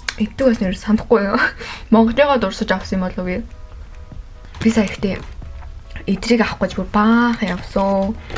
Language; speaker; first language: Mongolian; early bilingual, heritage; Mongolian